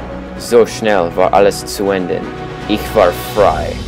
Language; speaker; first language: German; non-native, learner; English